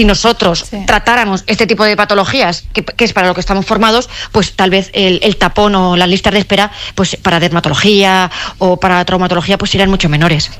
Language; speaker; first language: Spanish; native; Spanish